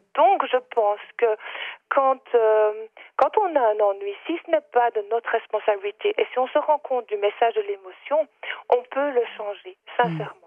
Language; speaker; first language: French; native; French